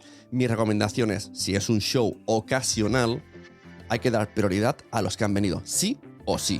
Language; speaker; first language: Spanish; native; Spanish